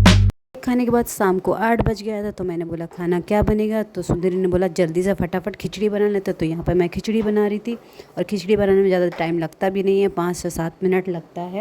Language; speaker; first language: Hindi; native; Hindi